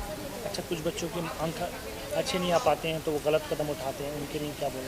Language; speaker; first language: Hindi; native; Hindi